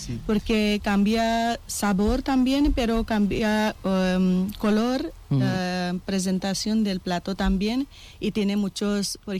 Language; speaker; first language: Spanish; non-native, learner; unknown